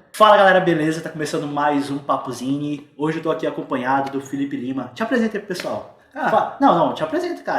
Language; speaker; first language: Portuguese; native; Portuguese